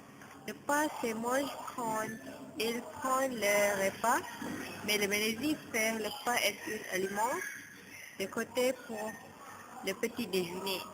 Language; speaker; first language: French; non-native, learner; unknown